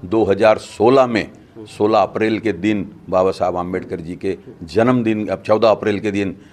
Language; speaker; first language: Hindi; non-native, local second language; Sindhi